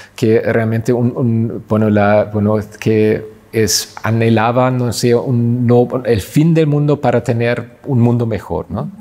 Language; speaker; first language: Spanish; non-native, fluent; German